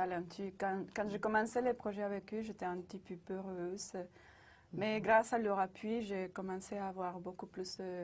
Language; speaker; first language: French; non-native, fluent; Spanish